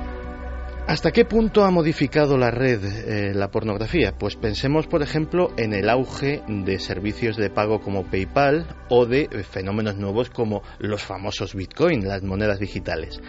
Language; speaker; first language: Spanish; native; Spanish